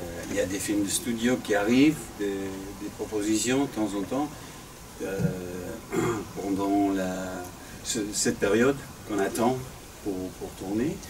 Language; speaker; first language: French; non-native, fluent; English